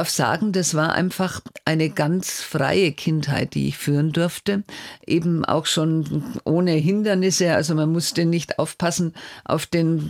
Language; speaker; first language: German; native; German